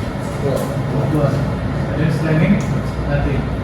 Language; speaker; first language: English; non-native, learner; Indonesian